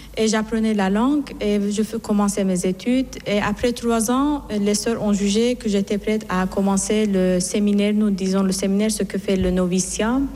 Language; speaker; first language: French; non-native, fluent; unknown